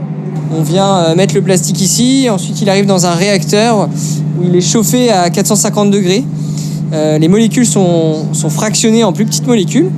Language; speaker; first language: French; native; French